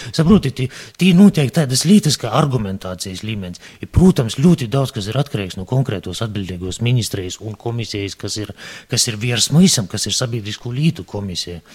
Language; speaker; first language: Latvian; native; Latvian